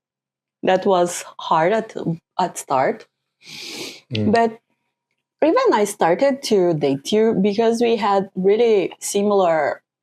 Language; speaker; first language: English; non-native, fluent; Portuguese